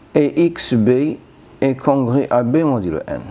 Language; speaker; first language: French; non-native, local second language; Arabic